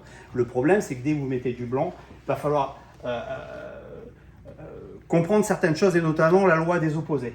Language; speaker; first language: French; native; French